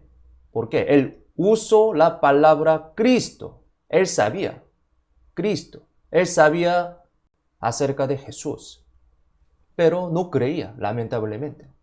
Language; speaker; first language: Spanish; non-native, fluent; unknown